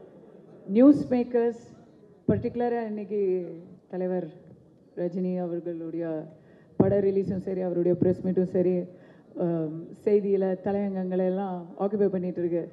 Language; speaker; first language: Tamil; native; Tamil